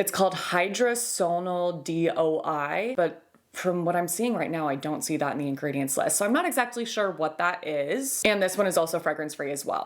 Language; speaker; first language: English; native; English